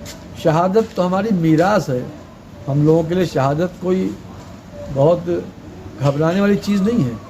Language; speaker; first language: Urdu; native; Urdu